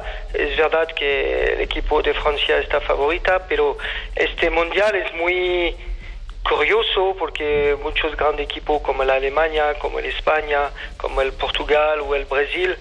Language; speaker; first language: Spanish; non-native, fluent; French